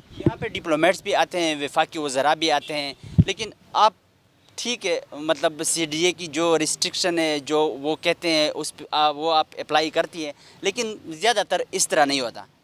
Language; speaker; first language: Urdu; non-native, local second language; Pashto